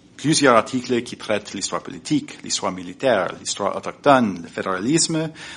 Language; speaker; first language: French; non-native, fluent; English